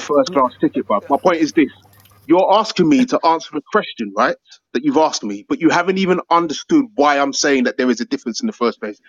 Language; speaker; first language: English; native; English